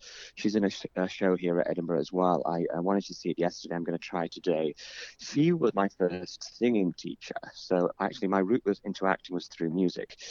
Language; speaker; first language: English; native; English